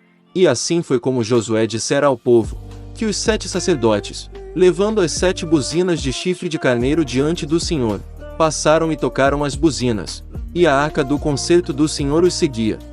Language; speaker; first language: Portuguese; native; Portuguese